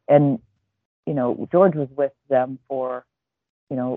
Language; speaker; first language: English; native; English